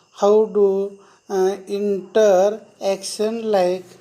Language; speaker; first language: English; non-native, local second language; Marathi